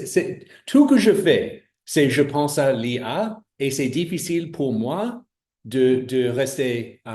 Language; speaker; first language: French; non-native, fluent; English